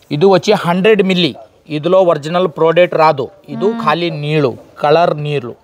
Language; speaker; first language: Telugu; non-native, learner; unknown